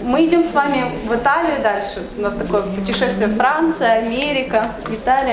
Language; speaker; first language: Russian; native; Russian